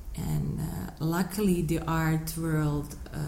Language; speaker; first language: English; non-native, fluent; Bosnian